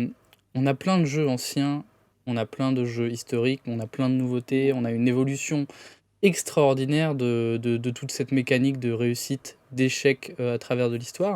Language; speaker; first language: French; native; French